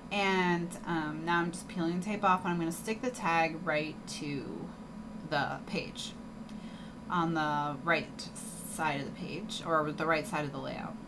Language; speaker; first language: English; native; English